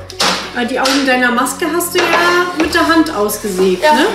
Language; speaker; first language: German; native; German